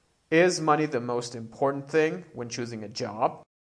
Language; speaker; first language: English; non-native, fluent; Persian